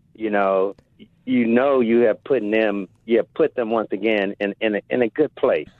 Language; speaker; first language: English; native; English